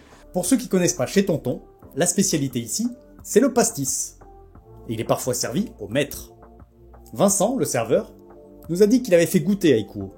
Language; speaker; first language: French; native; French